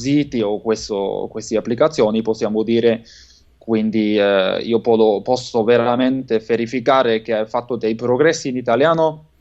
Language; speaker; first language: Italian; non-native, fluent; German